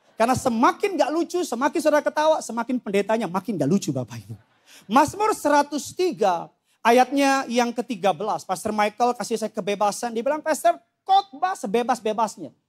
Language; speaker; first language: Indonesian; native; Indonesian